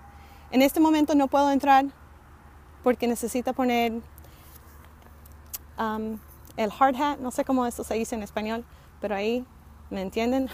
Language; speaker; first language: Spanish; early bilingual, heritage; Spanish